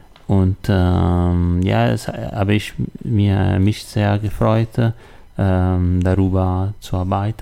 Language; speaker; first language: German; non-native, learner; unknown